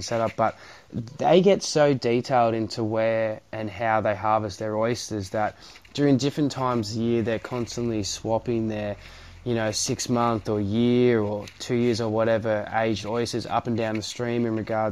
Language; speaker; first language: English; native; English